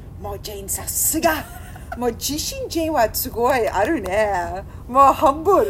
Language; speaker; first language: Japanese; non-native, learner; English